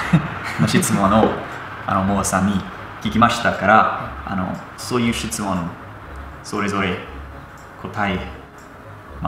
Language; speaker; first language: Japanese; non-native, fluent; English